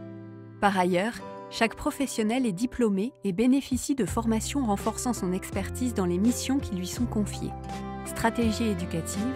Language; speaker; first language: French; native; French